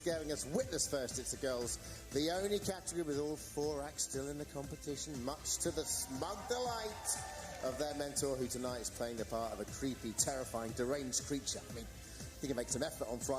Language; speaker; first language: English; native; English